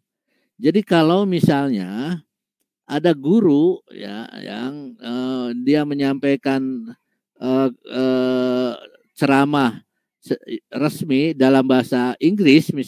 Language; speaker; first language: Indonesian; native; Indonesian